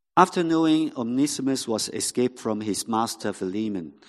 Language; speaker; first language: English; non-native, local second language; Cantonese